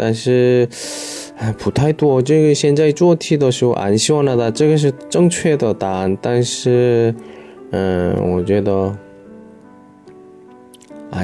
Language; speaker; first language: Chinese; non-native, learner; Korean